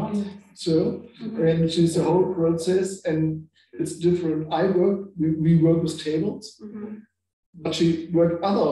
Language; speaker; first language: English; non-native, learner; German